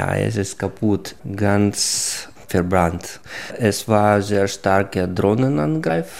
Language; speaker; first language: German; non-native, learner; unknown